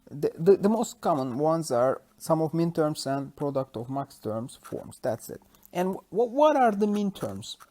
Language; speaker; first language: English; non-native, fluent; Turkish